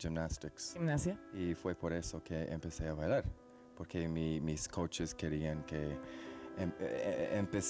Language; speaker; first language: Spanish; non-native, fluent; English